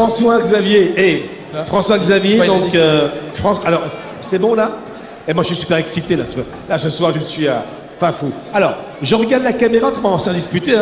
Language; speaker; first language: French; native; French